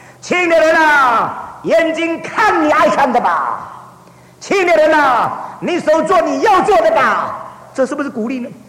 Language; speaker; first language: Chinese; early bilingual, heritage; Chinese